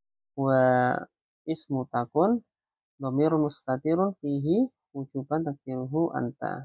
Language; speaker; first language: Arabic; non-native, fluent; Indonesian